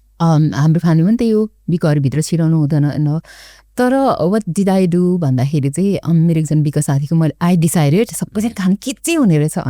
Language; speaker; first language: Nepali; non-native, local second language; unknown